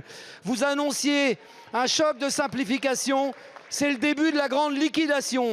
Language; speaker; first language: French; native; French